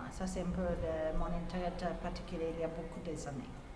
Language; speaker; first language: French; non-native, fluent; English